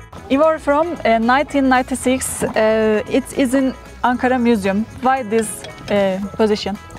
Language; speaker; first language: English; non-native, learner; Turkish